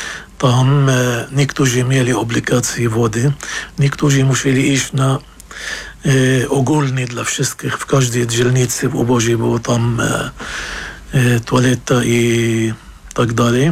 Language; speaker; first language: Polish; non-native, fluent; Arabic